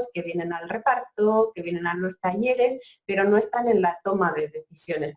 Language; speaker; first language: Spanish; native; Spanish